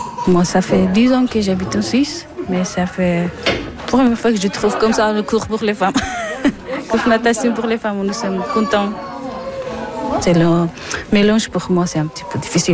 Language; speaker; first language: French; non-native, learner; Persian